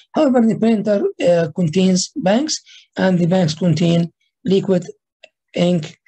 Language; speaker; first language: English; non-native, fluent; Arabic